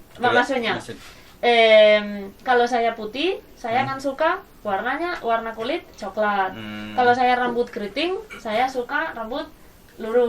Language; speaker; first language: Indonesian; non-native, fluent; Spanish